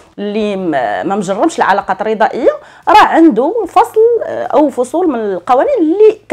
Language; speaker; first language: Arabic; native; Arabic